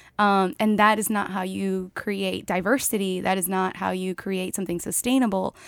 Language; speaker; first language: English; native; English